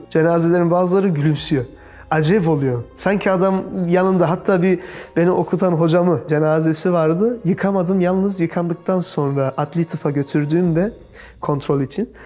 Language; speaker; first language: Turkish; early bilingual, heritage; Turkish